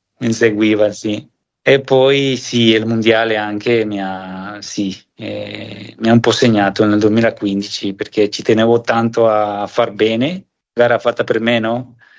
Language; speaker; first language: Italian; non-native, fluent; Spanish